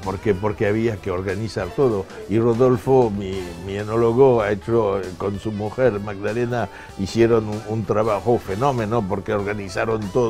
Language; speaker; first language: Spanish; non-native, fluent; French